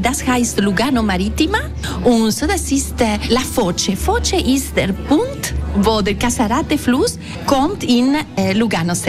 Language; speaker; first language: German; non-native, local second language; Italian